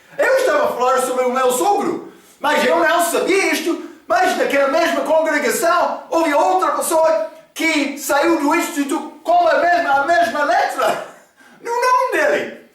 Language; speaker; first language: Portuguese; non-native, fluent; English